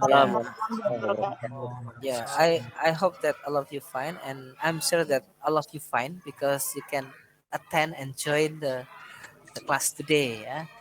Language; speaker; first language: English; non-native, learner; Indonesian